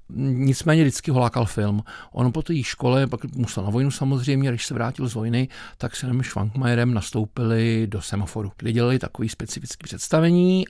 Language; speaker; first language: Czech; native; Czech